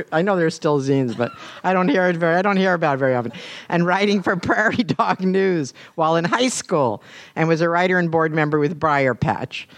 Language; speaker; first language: English; native; English